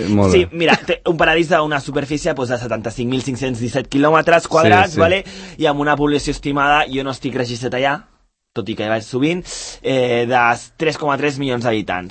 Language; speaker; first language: Catalan; native; Catalan